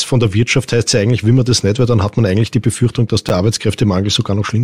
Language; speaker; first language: German; native; German